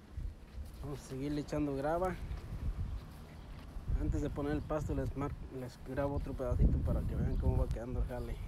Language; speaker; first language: Spanish; native; Spanish